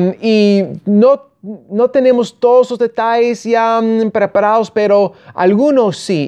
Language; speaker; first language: Spanish; non-native, fluent; English